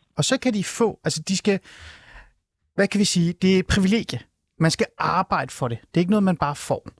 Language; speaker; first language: Danish; early bilingual, other home language; Persian